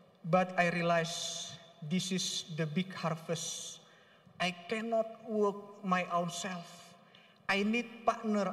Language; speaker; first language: English; non-native, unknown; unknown